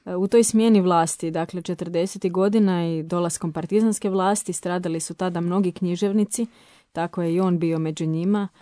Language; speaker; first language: Croatian; native; Croatian